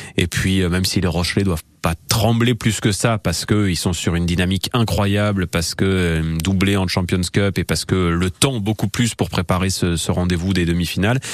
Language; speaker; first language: French; native; French